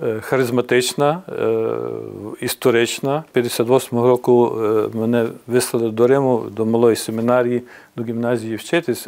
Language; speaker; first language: Ukrainian; early bilingual, heritage; Ukrainian